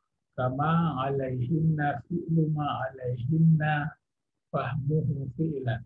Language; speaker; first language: Arabic; non-native, fluent; Indonesian